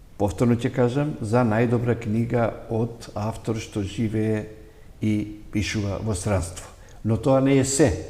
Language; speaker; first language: Macedonian; native; Macedonian